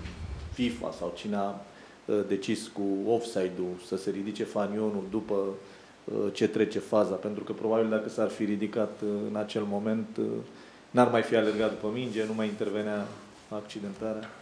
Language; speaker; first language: Romanian; native; Romanian